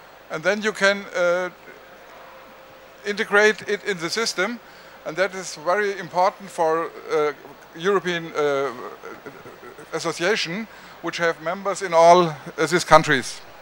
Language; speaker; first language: English; non-native, learner; German